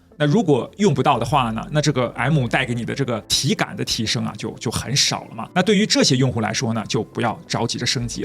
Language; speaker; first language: Chinese; native; Chinese